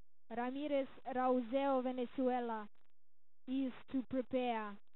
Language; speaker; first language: English; non-native, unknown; Ukrainian